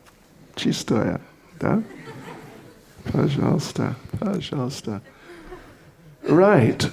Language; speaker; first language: Russian; non-native, fluent; English